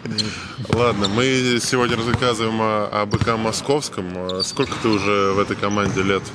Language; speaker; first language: Russian; native; Russian